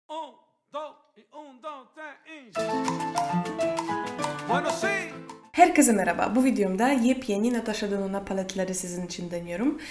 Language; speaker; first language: Turkish; non-native, fluent; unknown